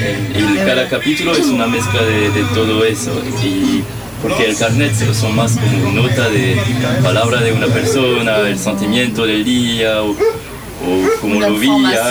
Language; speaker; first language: Spanish; non-native, learner; French